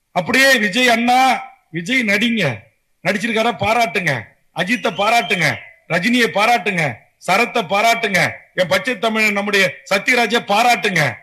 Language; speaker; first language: Tamil; native; Tamil